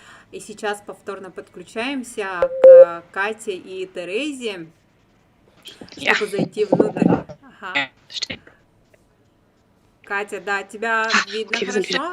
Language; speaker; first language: Russian; native; Russian